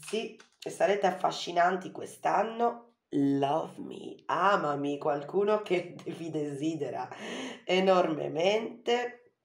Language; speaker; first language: Italian; native; Italian